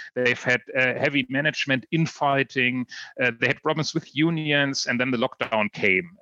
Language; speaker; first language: English; non-native, fluent; German